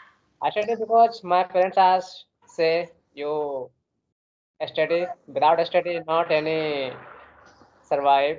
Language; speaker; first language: English; non-native, learner; Hindi